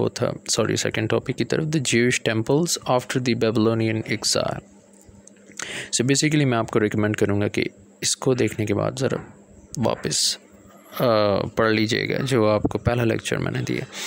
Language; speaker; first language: Urdu; early bilingual, other home language; Punjabi